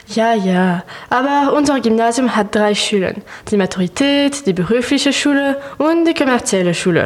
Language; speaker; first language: German; non-native, learner; French